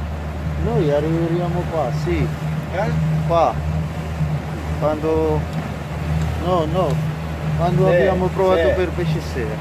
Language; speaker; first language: Italian; non-native, learner; Georgian